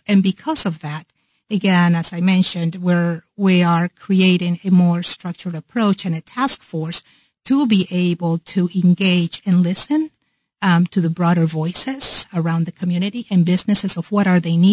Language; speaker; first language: English; non-native, fluent; Spanish